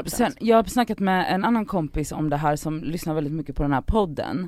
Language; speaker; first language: Swedish; native; Swedish